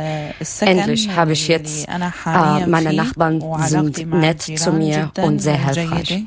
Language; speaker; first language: German; non-native, learner; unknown